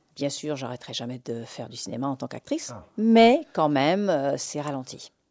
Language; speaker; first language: French; non-native, fluent; English